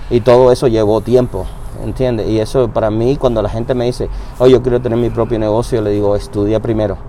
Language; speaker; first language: Spanish; native; Spanish